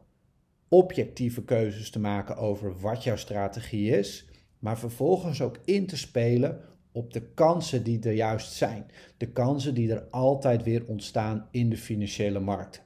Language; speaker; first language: Dutch; native; Dutch